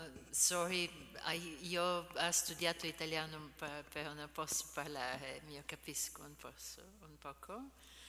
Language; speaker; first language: Italian; non-native, learner; Bulgarian